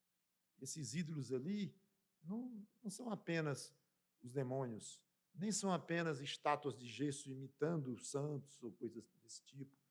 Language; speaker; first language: Portuguese; native; Portuguese